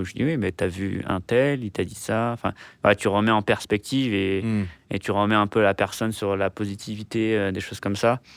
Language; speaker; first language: French; native; French